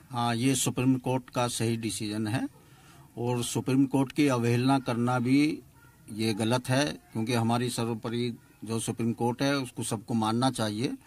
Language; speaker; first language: Hindi; native; Hindi